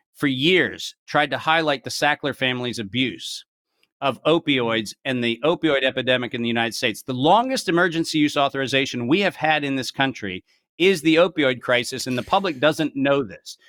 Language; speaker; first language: English; native; English